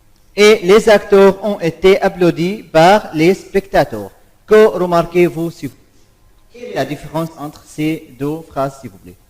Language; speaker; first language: French; non-native, fluent; Arabic